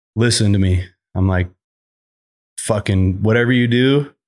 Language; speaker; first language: English; native; English